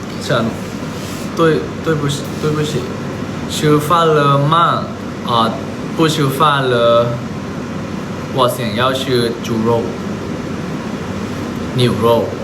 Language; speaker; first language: Chinese; non-native, learner; Thai